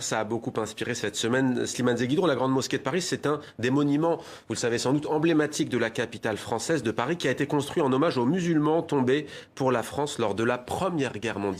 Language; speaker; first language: French; native; French